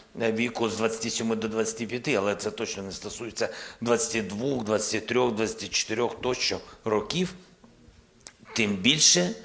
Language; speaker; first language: Ukrainian; non-native, local second language; Russian